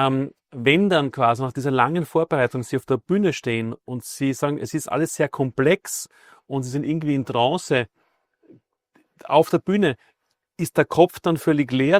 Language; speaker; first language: German; native; German